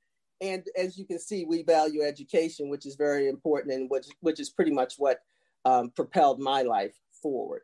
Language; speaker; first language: English; native; English